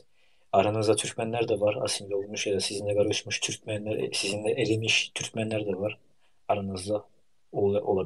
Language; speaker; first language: Turkish; early bilingual, heritage; Turkish